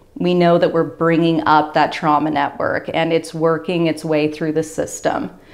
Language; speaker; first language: English; native; English